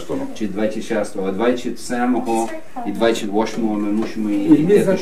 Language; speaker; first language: Ukrainian; native; Ukrainian